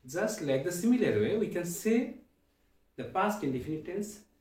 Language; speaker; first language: English; non-native, local second language; Bangla